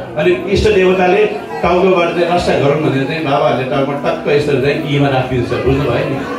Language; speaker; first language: Nepali; non-native, local second language; Newari